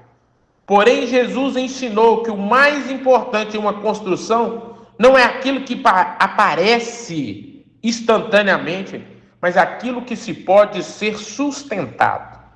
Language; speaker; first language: Portuguese; native; Portuguese